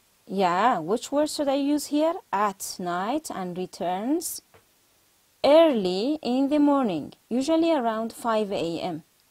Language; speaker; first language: English; non-native, fluent; Persian